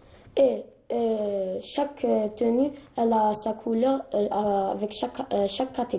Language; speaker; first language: French; non-native, learner; Arabic